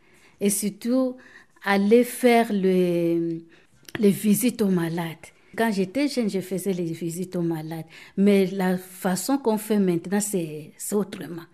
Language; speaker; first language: French; non-native, fluent; Tamil